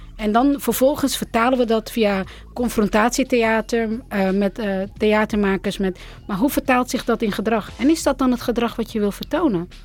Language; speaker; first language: Dutch; early bilingual, other home language; Central Kurdish